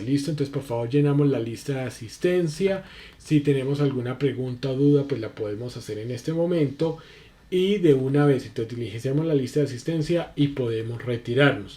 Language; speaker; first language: Spanish; native; Spanish